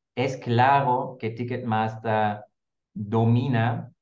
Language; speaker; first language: Spanish; non-native, fluent; German